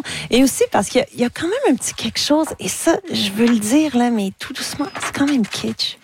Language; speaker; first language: French; native; French